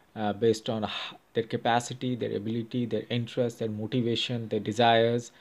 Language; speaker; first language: English; non-native, local second language; Hindi